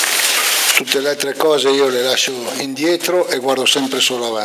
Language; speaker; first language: Italian; native; Italian